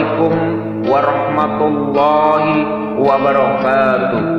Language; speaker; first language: Indonesian; native; Indonesian